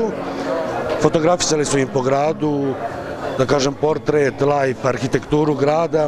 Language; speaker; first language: Croatian; native; Croatian